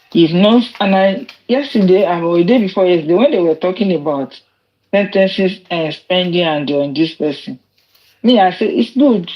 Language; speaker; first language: English; non-native, local second language; Yoruba